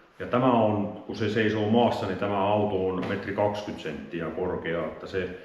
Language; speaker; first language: Finnish; native; Finnish